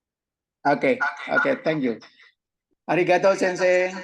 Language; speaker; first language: English; non-native, learner; Indonesian